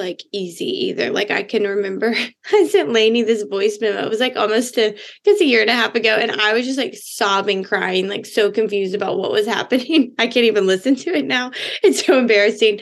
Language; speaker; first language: English; native; English